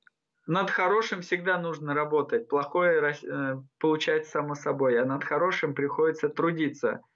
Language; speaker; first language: Russian; non-native, local second language; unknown